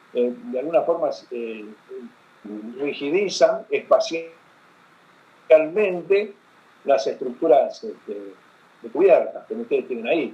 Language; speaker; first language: Spanish; native; Spanish